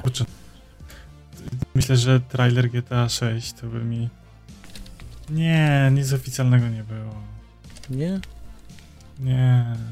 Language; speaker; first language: Polish; native; Polish